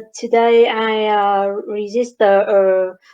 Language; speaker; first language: English; non-native, learner; Vietnamese